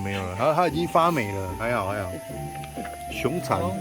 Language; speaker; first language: Chinese; native; Chinese